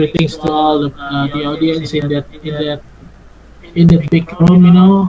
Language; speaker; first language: English; non-native, fluent; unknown